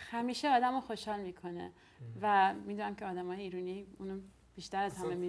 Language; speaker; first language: Persian; early bilingual, heritage; Persian